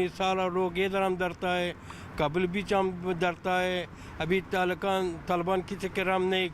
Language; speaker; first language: Hindi; non-native, learner; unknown